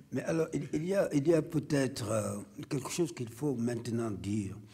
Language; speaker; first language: French; non-native, local second language; Wolof